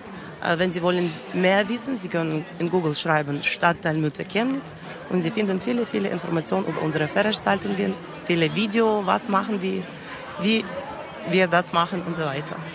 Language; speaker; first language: German; non-native, learner; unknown